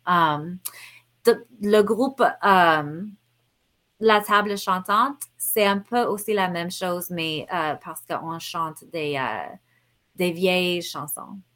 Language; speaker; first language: French; non-native, fluent; English